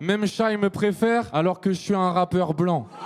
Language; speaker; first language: French; native; French